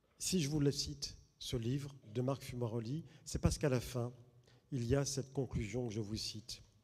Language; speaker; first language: French; native; French